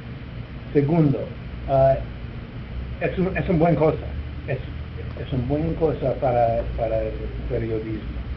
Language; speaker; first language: Spanish; non-native, learner; English